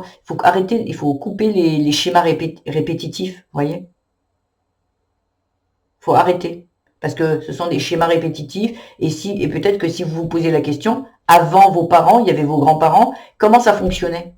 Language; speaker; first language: French; native; French